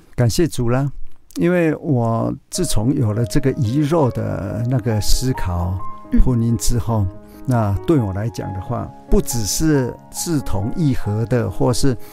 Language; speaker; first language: Chinese; non-native, local second language; Min Nan Chinese